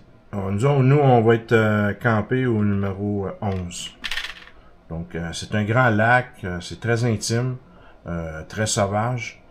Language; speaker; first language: French; native; French